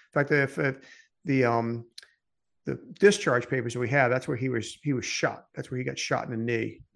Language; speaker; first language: English; early bilingual, other home language; French